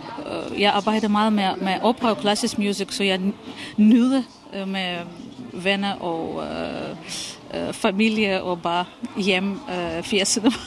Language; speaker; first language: Danish; non-native, fluent; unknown